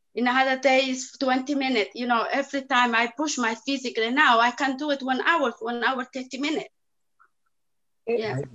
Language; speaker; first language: English; non-native, learner; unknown